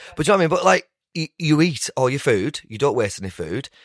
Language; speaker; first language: English; native; English